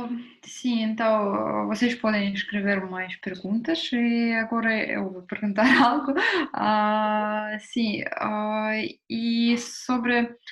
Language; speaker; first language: Portuguese; non-native, fluent; Russian